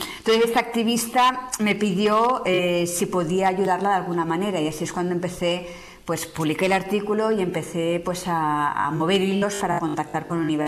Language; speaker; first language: Spanish; native; Spanish